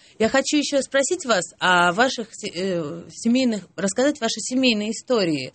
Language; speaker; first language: Russian; native; Russian